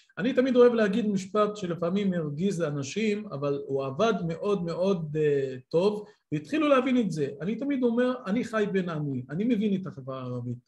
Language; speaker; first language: Hebrew; non-native, local second language; Arabic